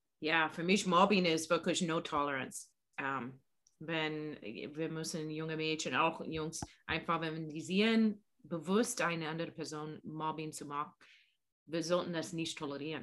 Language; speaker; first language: German; non-native, learner; English